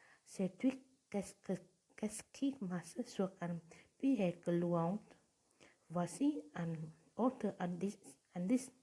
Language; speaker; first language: French; non-native, learner; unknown